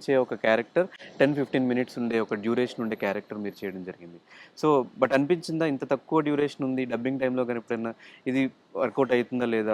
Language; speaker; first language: Telugu; native; Telugu